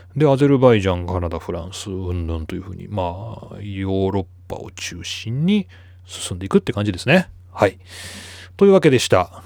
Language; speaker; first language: Japanese; native; Japanese